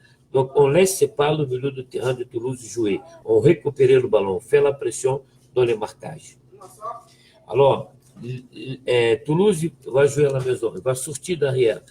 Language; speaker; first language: French; non-native, fluent; Portuguese